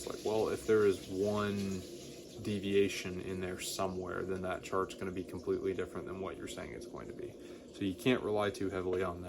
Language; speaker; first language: English; native; English